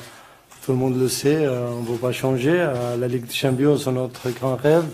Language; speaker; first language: French; non-native, learner; Arabic